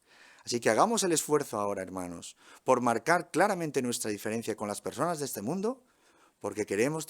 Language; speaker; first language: Spanish; native; Spanish